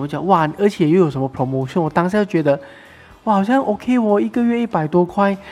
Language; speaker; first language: Chinese; native; Chinese